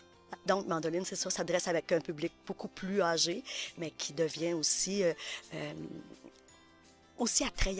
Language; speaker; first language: French; native; French